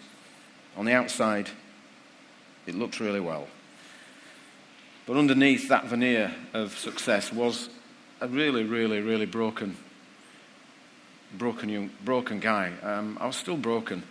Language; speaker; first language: English; native; English